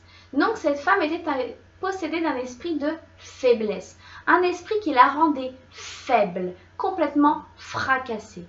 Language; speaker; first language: French; native; French